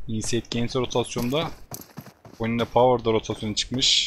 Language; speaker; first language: Turkish; native; Turkish